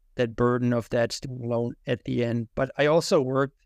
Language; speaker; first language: English; non-native, fluent; German